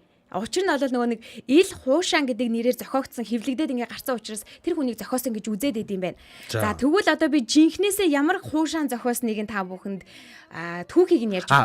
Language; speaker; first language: Mongolian; native; Mongolian